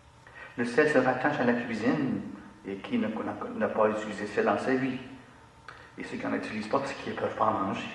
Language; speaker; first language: French; native; French